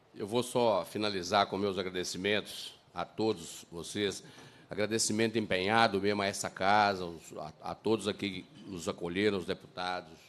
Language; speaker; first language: Portuguese; native; Portuguese